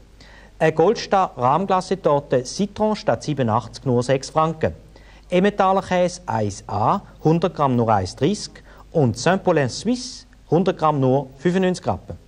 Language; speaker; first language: German; native; German